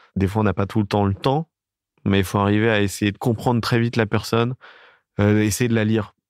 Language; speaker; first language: French; native; French